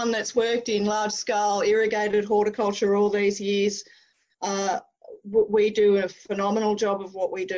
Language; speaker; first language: English; native; English